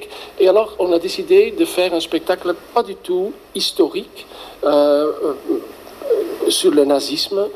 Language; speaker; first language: French; non-native, fluent; Dutch